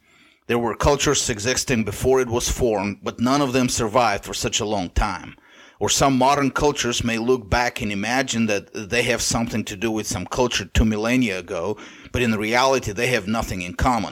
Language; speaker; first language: English; non-native, fluent; Bulgarian